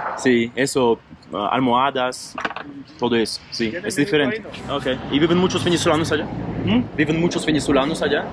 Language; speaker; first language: Spanish; non-native, learner; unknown